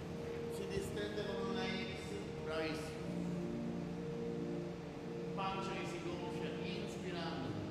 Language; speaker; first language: Italian; native; Italian